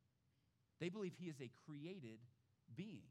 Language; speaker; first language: English; native; English